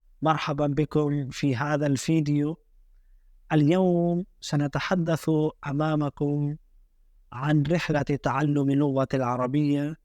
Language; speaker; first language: Arabic; non-native, fluent; Urdu